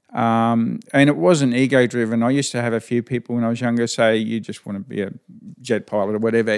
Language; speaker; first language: English; native; English